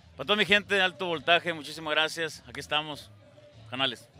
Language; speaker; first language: Spanish; native; Spanish